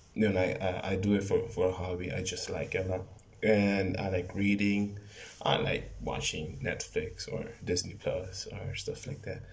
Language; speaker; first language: English; non-native, fluent; Spanish